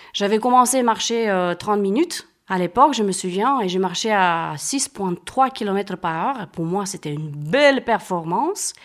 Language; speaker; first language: French; non-native, fluent; Romanian